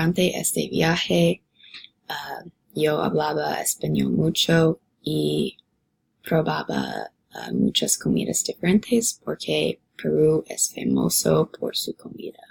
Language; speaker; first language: Spanish; non-native, learner; English